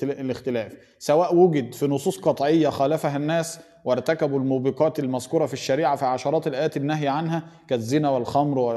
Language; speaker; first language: Arabic; native; Arabic